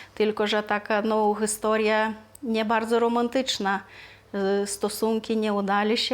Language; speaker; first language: Polish; non-native, fluent; Lithuanian